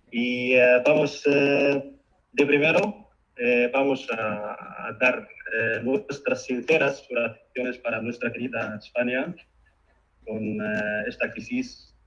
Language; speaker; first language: Spanish; non-native, fluent; Arabic